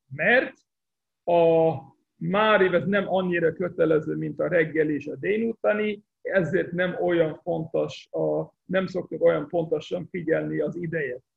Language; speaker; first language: Hungarian; early bilingual, heritage; Hungarian